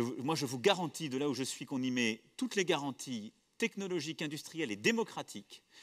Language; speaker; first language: French; native; French